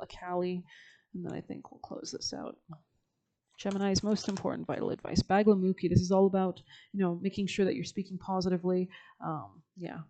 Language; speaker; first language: English; native; English